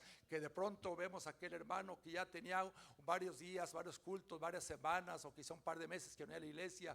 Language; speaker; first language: Spanish; native; Spanish